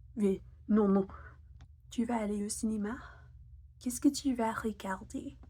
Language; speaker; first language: French; non-native, learner; English